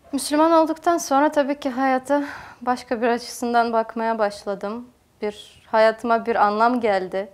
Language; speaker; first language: Turkish; non-native, fluent; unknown